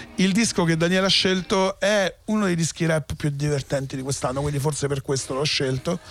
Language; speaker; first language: Italian; native; Italian